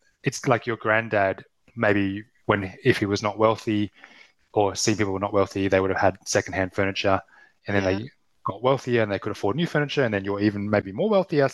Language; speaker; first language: English; native; English